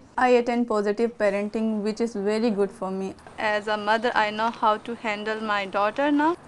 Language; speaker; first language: English; non-native, learner; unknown